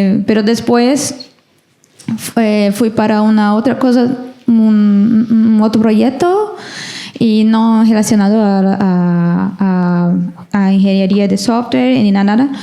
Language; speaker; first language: Spanish; non-native, learner; Portuguese